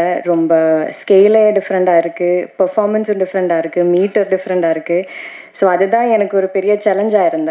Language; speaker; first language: Tamil; non-native, learner; Malayalam